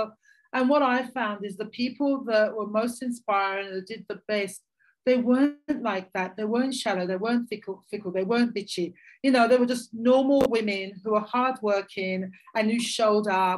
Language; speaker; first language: English; native; English